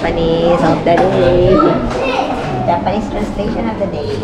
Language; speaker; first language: English; non-native, local second language; Filipino